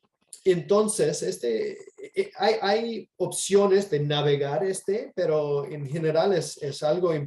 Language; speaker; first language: Spanish; non-native, fluent; English